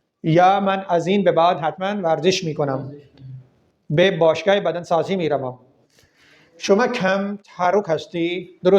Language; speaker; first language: Persian; non-native, fluent; Urdu